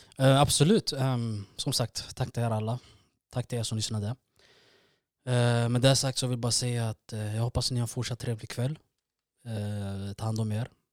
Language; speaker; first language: Swedish; early bilingual, other home language; Somali